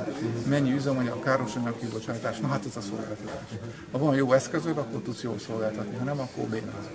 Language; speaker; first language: Hungarian; native; Hungarian